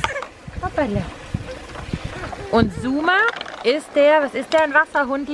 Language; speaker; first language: German; native; German